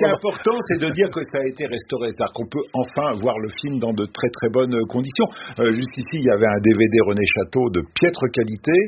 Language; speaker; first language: French; native; French